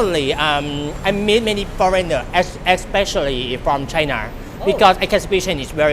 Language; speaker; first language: English; non-native, learner; Thai